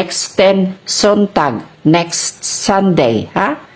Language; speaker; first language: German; non-native, fluent; Cebuano